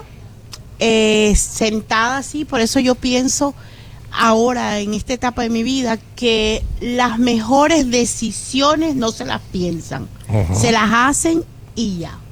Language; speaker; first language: Spanish; native; Spanish